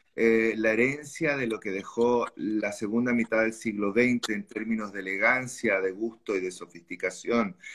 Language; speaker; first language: Spanish; native; Spanish